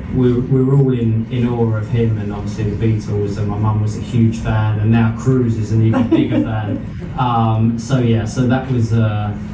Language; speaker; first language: English; native; English